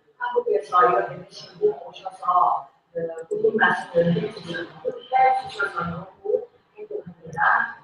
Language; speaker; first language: Korean; non-native, learner; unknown